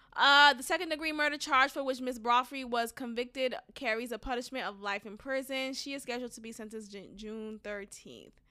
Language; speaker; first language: English; native; English